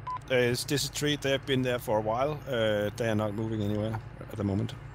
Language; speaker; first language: English; non-native, fluent; Danish